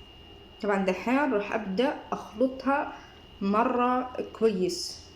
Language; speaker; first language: Arabic; native; Arabic